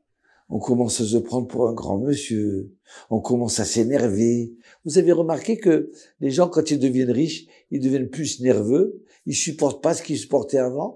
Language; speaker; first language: French; native; French